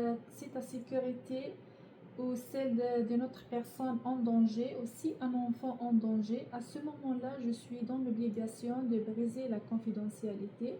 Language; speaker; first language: French; non-native, learner; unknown